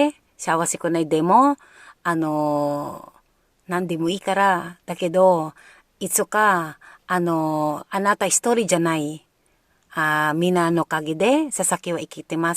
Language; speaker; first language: Japanese; non-native, learner; Filipino